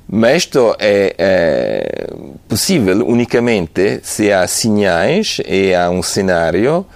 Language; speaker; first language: Portuguese; non-native, fluent; Italian